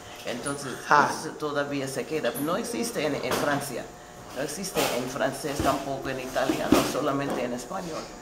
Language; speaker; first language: Spanish; non-native, fluent; English